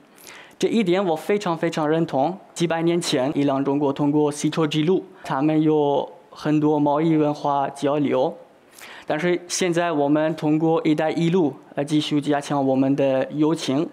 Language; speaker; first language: Chinese; non-native, learner; Persian